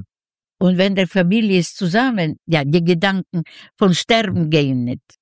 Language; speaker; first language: German; non-native, learner; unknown